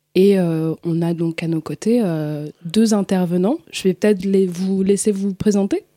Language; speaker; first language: French; native; French